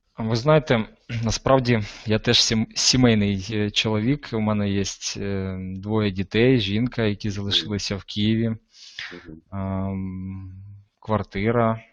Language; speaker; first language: Ukrainian; non-native, local second language; Russian